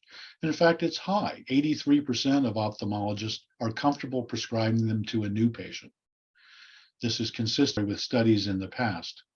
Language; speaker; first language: English; native; English